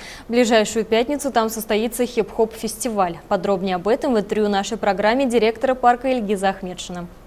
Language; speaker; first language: Russian; native; Russian